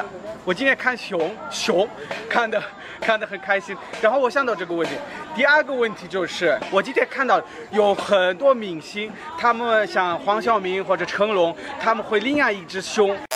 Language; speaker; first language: Chinese; non-native, fluent; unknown